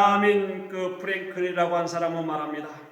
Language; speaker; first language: Korean; native; Korean